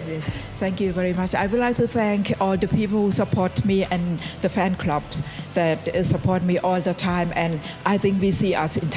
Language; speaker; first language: English; non-native, learner; Thai